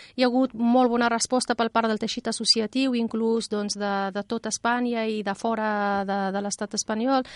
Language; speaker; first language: Catalan; non-native, fluent; Riffian